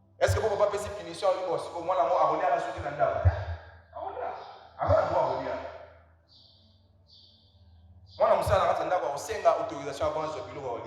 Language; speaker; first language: French; non-native, local second language; Lingala